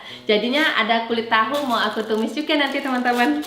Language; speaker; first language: Indonesian; native; Indonesian